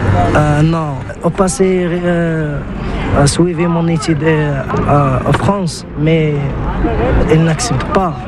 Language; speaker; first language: French; non-native, learner; Arabic